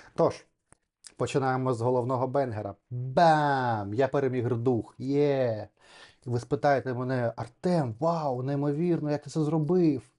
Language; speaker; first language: Ukrainian; non-native, local second language; Russian